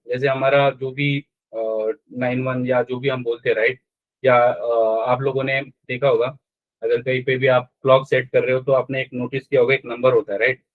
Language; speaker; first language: Hindi; non-native, local second language; Marathi